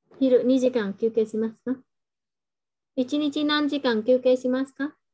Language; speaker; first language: Japanese; non-native, fluent; Vietnamese